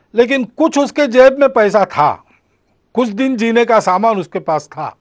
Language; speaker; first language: Hindi; non-native, local second language; Marathi